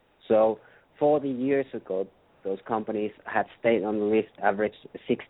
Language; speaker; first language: English; non-native, fluent; Finnish